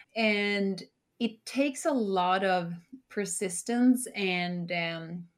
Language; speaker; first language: English; early bilingual, heritage; Spanish